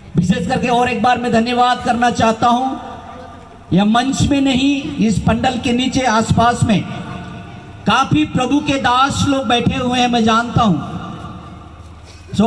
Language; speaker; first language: Hindi; non-native, local second language; Nepali